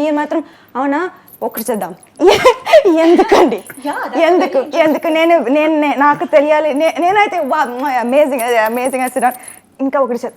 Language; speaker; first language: Telugu; non-native, fluent; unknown